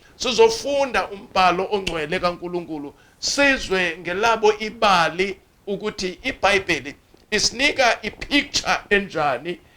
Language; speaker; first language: Zulu; non-native, local second language; Xhosa